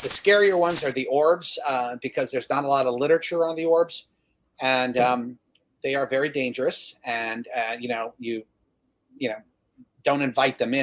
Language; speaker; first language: English; native; English